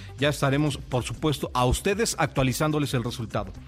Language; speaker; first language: Spanish; native; Spanish